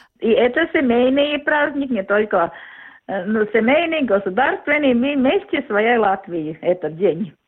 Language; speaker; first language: Russian; non-native, local second language; Latvian